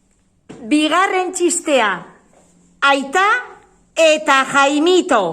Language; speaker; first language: Basque; non-native, learner; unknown